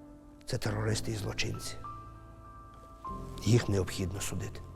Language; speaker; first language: Ukrainian; native; Ukrainian